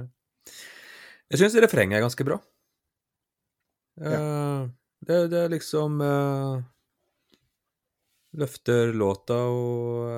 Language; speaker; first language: Norwegian; native; Norwegian